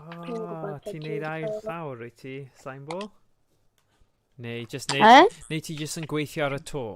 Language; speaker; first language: Welsh; native; Welsh